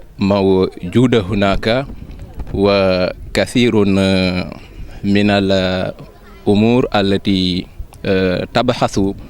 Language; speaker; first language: Arabic; non-native, fluent; Wolof